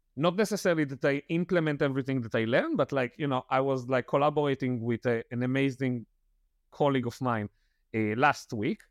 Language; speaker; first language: English; non-native, fluent; Italian